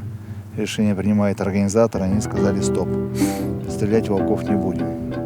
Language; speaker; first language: Russian; native; Russian